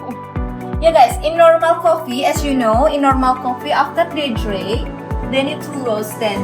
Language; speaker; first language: English; non-native, learner; Indonesian